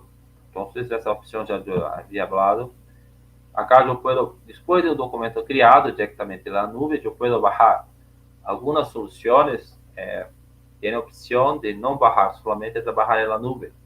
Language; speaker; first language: Spanish; non-native, learner; Portuguese